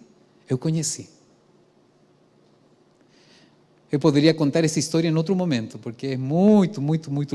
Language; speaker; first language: Portuguese; non-native, fluent; Spanish